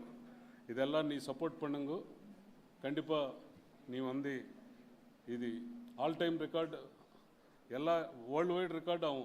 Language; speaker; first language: Tamil; non-native, learner; Telugu